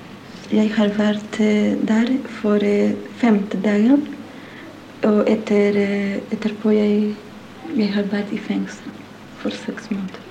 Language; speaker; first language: Norwegian; non-native, learner; Spanish